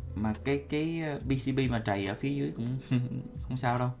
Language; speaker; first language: English; non-native, fluent; Vietnamese